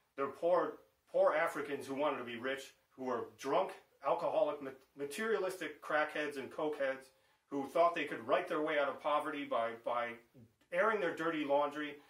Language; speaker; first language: English; native; English